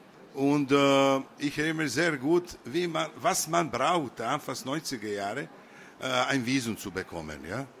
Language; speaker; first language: German; non-native, learner; Serbian